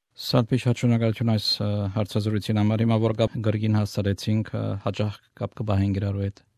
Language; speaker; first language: Armenian; early bilingual, heritage; Armenian